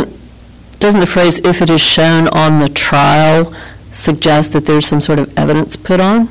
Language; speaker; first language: English; native; English